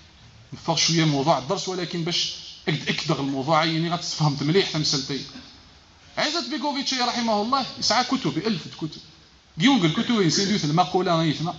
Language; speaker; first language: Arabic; non-native, local second language; Kabyle